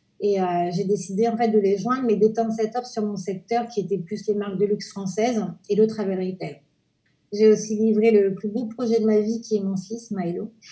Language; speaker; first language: French; native; French